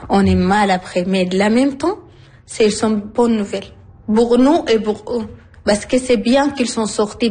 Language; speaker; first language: French; non-native, learner; Arabic